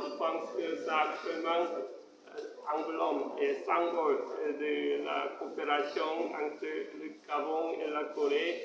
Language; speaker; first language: French; non-native, fluent; Korean